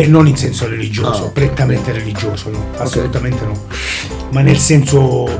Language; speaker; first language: Italian; native; Italian